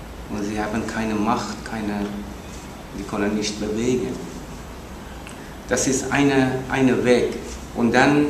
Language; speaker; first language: German; non-native, learner; Persian